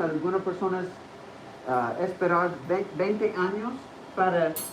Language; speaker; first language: Spanish; non-native, learner; English